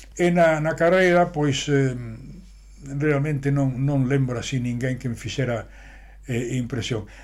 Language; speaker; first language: Galician; non-native, local second language; Spanish